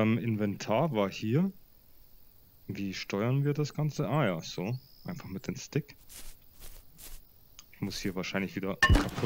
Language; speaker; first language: German; native; German